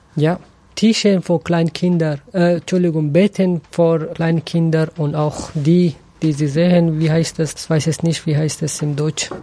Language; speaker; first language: German; non-native, learner; Persian